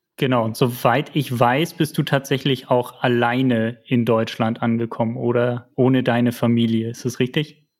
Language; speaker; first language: German; native; German